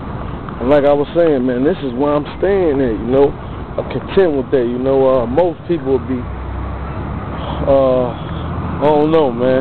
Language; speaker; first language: English; native; English